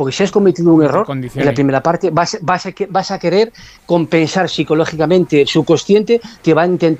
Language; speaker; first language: Spanish; native; Spanish